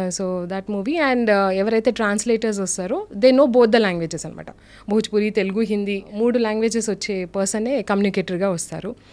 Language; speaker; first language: Telugu; non-native, local second language; Urdu